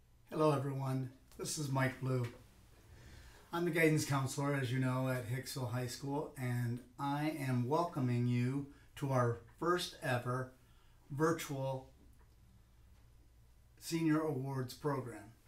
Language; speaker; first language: English; native; English